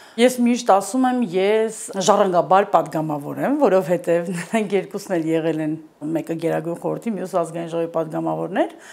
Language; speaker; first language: Armenian; native; Armenian